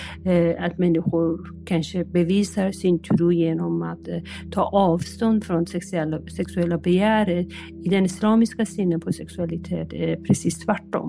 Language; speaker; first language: Swedish; non-native, fluent; Persian